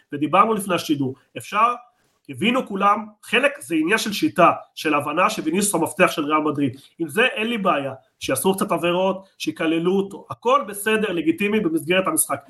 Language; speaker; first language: Hebrew; native; Hebrew